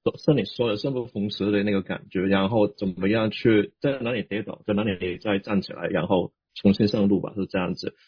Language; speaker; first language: Chinese; non-native, local second language; Cantonese